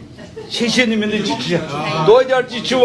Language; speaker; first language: Chinese; non-native, local second language; Uyghur